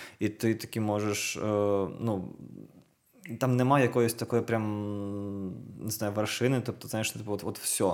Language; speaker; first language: Ukrainian; non-native, local second language; Russian